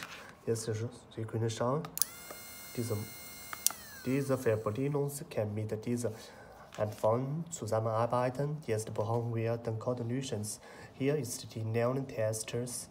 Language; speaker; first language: German; non-native, learner; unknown